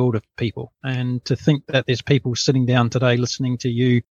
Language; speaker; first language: English; native; English